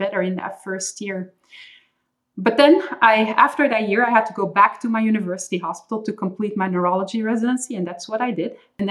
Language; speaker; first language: English; non-native, fluent; Dutch